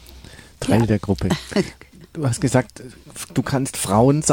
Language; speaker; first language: German; native; German